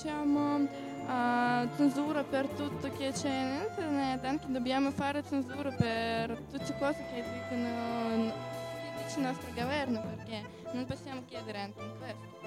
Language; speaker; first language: Italian; non-native, learner; Russian